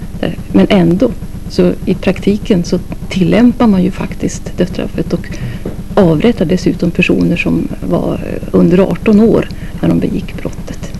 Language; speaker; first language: Swedish; native; Swedish